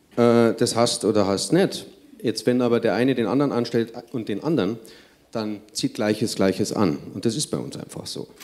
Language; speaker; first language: German; native; German